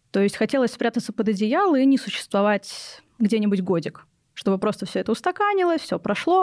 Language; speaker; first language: Russian; native; Russian